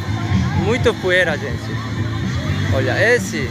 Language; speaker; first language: Portuguese; non-native, learner; Korean